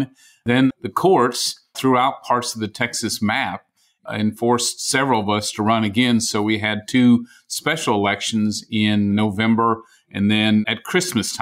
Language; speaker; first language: English; native; English